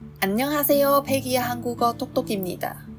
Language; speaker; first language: Korean; non-native, fluent; Chinese